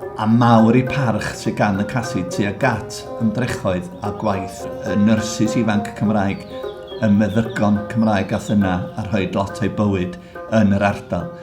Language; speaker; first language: Welsh; native; Welsh